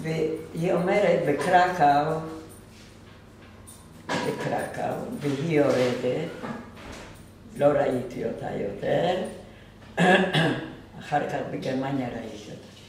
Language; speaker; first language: Hebrew; non-native, fluent; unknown